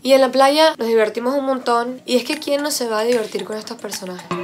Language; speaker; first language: Spanish; native; Spanish